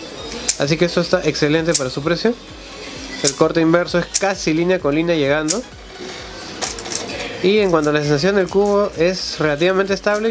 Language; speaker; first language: Spanish; native; Spanish